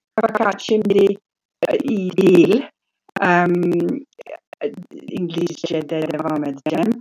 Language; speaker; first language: Turkish; non-native, learner; English